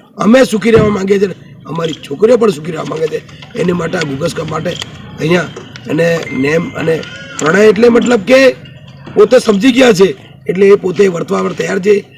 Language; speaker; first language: Gujarati; non-native, local second language; Bhili